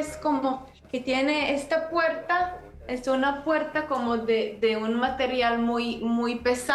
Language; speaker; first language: Spanish; early bilingual, heritage; Spanish